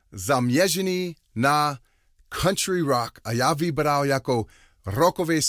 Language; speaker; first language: Czech; non-native, learner; English